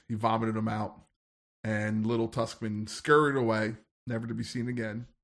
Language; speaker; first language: English; native; English